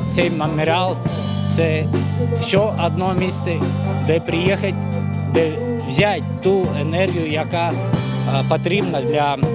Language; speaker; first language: Ukrainian; non-native, learner; Latvian